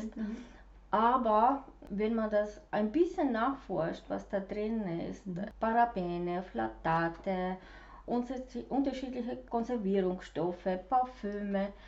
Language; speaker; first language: German; non-native, fluent; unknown